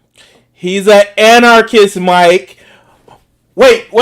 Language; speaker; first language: English; native; English